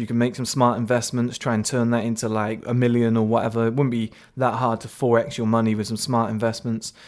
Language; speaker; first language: English; native; English